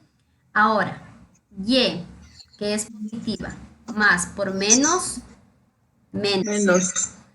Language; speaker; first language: Spanish; native; Spanish